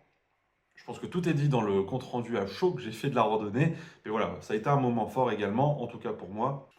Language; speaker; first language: French; native; French